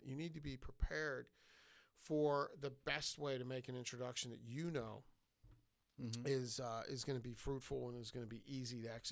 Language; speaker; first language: English; native; English